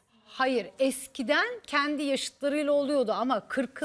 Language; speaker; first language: Turkish; native; Turkish